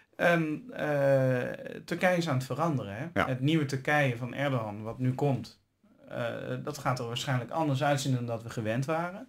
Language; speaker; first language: Dutch; native; Dutch